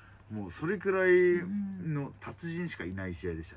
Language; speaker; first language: Japanese; native; Japanese